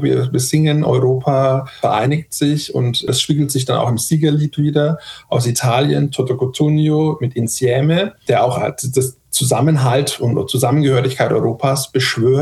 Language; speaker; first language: German; native; German